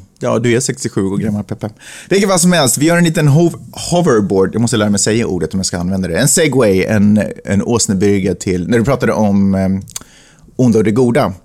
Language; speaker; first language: Swedish; native; Swedish